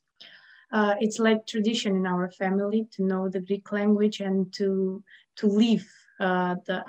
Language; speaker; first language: English; non-native, fluent; Macedonian